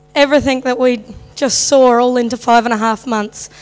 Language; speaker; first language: English; native; English